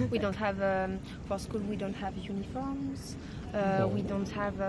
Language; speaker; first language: English; non-native, learner; French